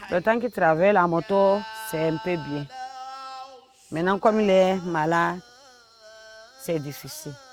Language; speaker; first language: French; non-native, local second language; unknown